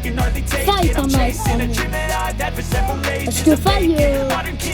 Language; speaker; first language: French; native; French